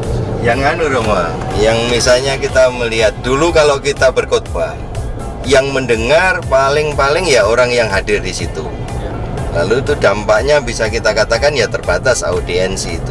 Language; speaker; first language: Indonesian; native; Indonesian